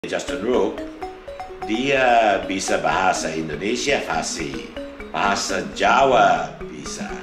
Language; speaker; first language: Indonesian; non-native, fluent; English